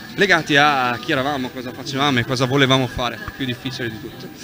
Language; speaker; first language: Italian; native; Italian